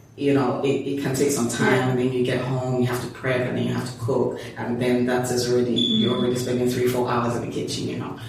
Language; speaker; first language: English; non-native, local second language; Yoruba